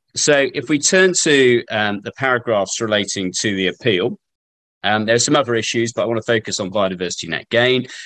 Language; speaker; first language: English; native; English